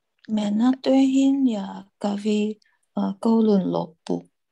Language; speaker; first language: Finnish; non-native, learner; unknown